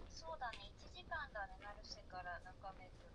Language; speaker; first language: Japanese; native; Japanese